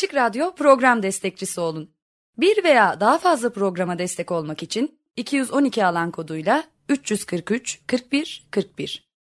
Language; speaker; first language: Turkish; non-native, learner; Italian